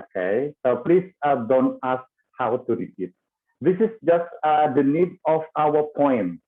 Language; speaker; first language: English; non-native, fluent; Indonesian